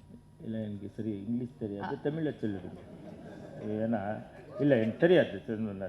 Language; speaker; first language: Tamil; non-native, learner; Kannada